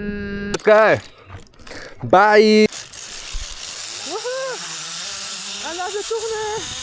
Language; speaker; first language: French; native; French